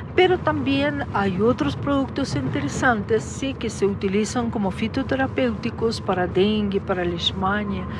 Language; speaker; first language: Spanish; non-native, fluent; Russian